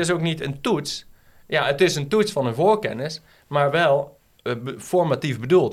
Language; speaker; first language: Dutch; native; Dutch